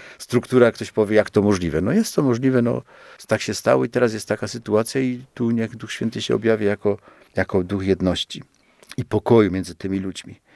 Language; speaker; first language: Polish; native; Polish